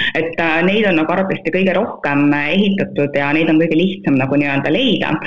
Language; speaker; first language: Estonian; native; Estonian